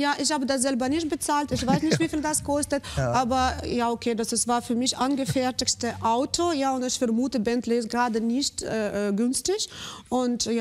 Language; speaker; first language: German; non-native, fluent; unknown